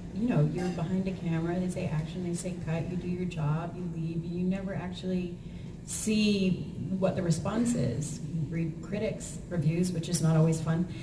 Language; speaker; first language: English; native; English